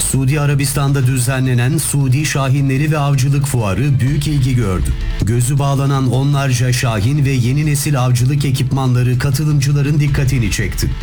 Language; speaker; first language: Turkish; native; Turkish